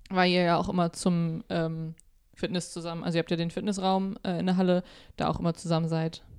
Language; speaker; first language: German; native; German